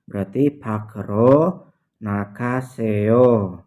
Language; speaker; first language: Korean; non-native, learner; Indonesian